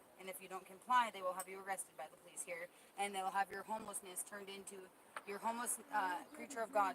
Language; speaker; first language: English; native; English